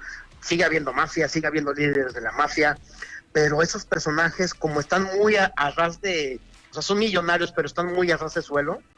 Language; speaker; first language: Spanish; native; Spanish